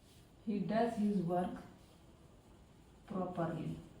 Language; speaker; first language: English; non-native, learner; Hindi